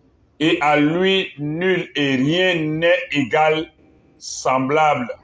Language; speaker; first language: French; non-native, local second language; Bambara